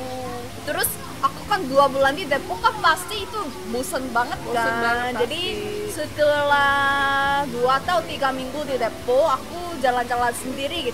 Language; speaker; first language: Indonesian; non-native, fluent; Korean